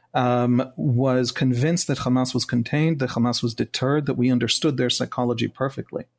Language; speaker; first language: English; non-native, fluent; Hebrew